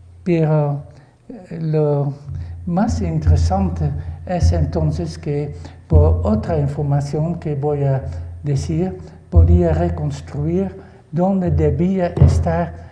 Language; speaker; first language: Spanish; non-native, fluent; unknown